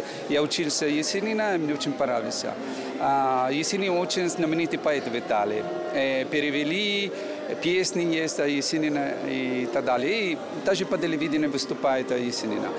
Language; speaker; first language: Russian; non-native, learner; Italian